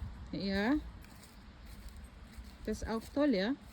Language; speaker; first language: German; non-native, learner; Filipino